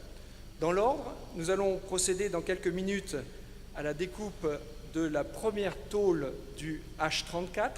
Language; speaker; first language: French; native; French